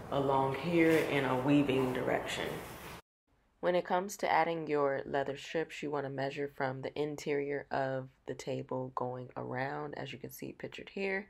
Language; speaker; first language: English; native; English